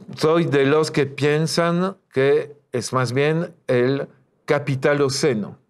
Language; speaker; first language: Spanish; non-native, fluent; French